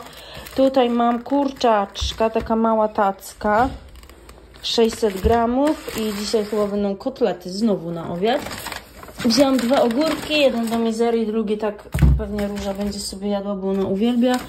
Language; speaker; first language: Polish; native; Polish